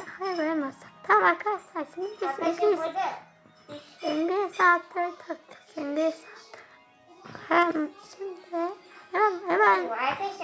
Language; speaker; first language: Turkish; early bilingual, heritage; Turkish